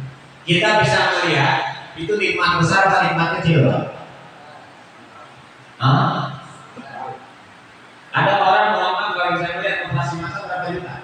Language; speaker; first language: Indonesian; native; Indonesian